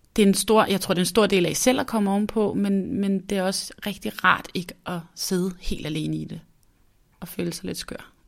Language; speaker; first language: Danish; native; Danish